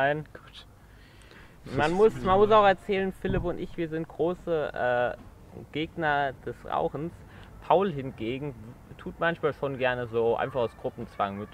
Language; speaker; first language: German; native; German